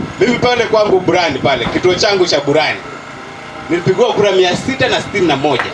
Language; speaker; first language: Swahili; native; Swahili